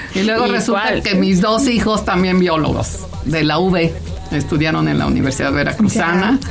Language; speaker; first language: Spanish; native; Spanish